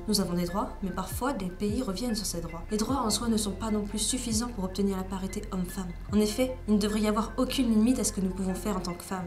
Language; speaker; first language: French; native; French